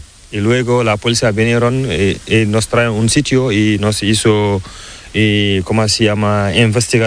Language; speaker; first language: Spanish; non-native, learner; Fula